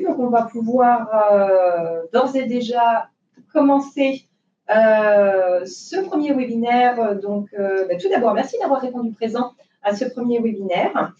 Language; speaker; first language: French; native; French